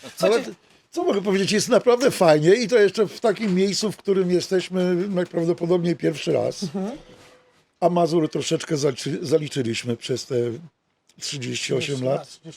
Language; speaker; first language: Polish; native; Polish